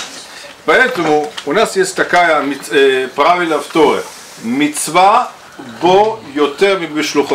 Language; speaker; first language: Russian; non-native, fluent; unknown